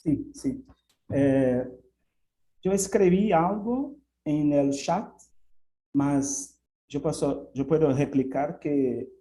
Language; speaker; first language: Spanish; non-native, fluent; Portuguese